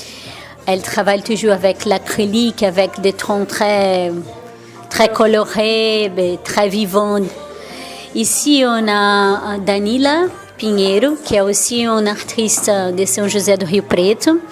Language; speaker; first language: French; non-native, fluent; Portuguese